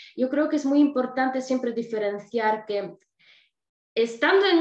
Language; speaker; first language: Spanish; non-native, fluent; Polish